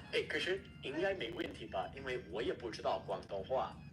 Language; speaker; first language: Chinese; non-native, fluent; English